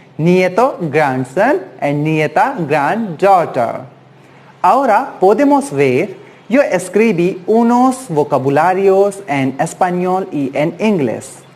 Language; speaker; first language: Spanish; non-native, fluent; Hindi